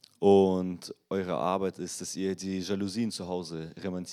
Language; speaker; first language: German; non-native, learner; Russian